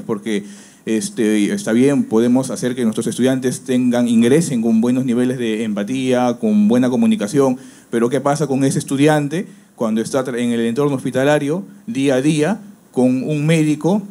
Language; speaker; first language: Spanish; native; Spanish